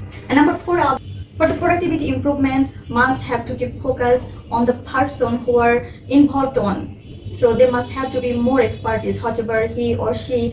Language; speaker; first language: English; non-native, local second language; Bangla